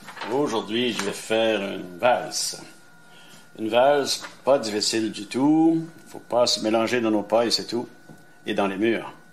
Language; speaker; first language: French; native; French